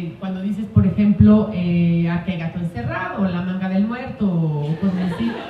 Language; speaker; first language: Spanish; native; Spanish